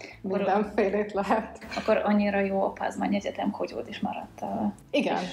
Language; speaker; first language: Hungarian; non-native, fluent; Polish